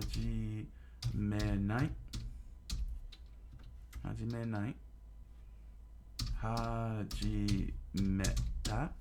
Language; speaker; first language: Japanese; non-native, learner; English